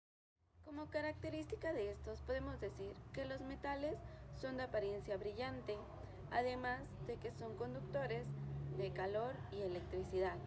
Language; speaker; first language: Spanish; native; Spanish